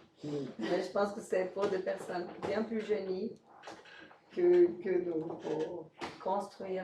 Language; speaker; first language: French; non-native, fluent; Portuguese